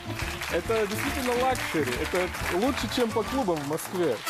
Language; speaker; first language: Russian; non-native, learner; German